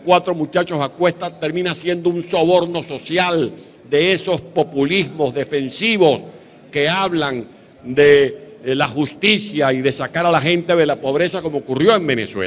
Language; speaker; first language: Spanish; native; Spanish